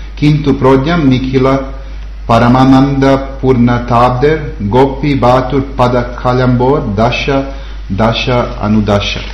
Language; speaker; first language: Serbian; native; Serbian